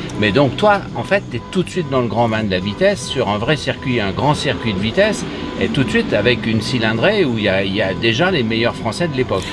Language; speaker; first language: French; native; French